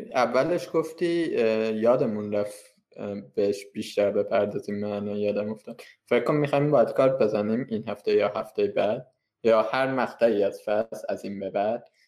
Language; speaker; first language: Persian; native; Persian